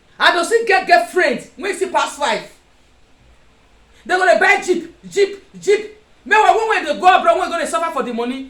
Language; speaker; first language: Nigerian Pidgin; non-native, local second language; Bini